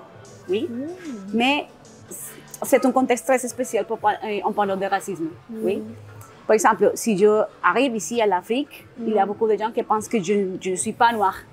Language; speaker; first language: French; non-native, learner; Spanish